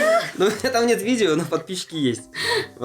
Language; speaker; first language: Russian; native; Russian